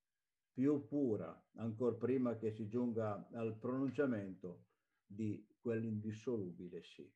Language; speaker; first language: Italian; native; Italian